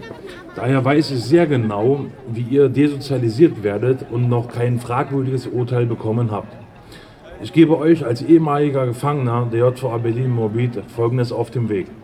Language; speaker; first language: German; native; German